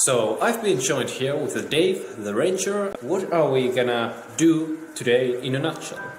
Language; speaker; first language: English; non-native, fluent; Finnish